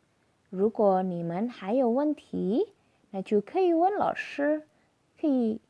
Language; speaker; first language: Chinese; non-native, fluent; Indonesian